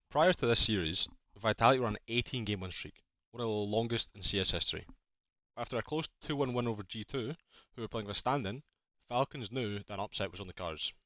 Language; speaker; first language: English; native; English